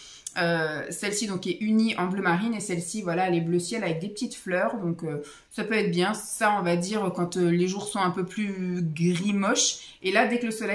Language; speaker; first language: French; native; French